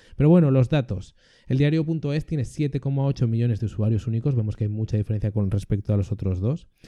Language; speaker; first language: Spanish; native; Spanish